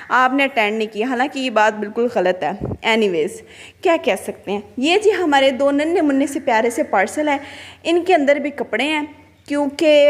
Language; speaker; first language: Urdu; non-native, local second language; Punjabi